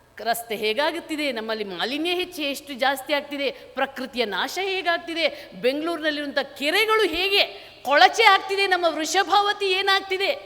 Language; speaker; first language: Kannada; non-native, local second language; Tulu